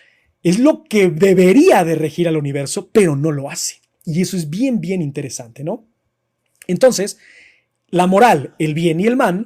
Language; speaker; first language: Spanish; native; Spanish